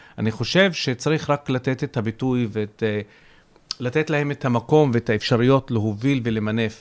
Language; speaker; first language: Hebrew; non-native, local second language; Arabic